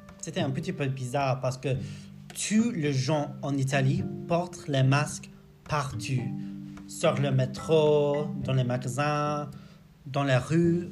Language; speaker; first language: French; non-native, learner; English